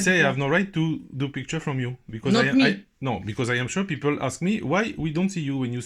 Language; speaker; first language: English; non-native, learner; French